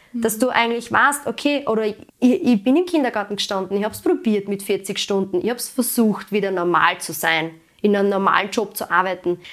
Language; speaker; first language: German; native; German